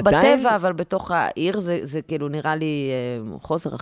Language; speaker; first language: Hebrew; native; Hebrew